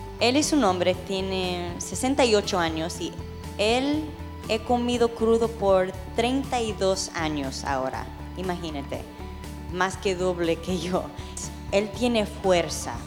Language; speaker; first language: Spanish; early bilingual, heritage; English